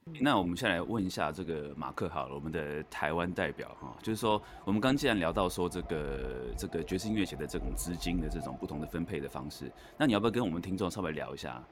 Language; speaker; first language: Chinese; native; Chinese